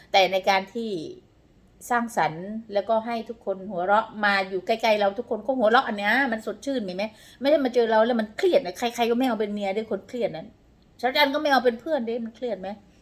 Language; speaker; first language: Thai; non-native, local second language; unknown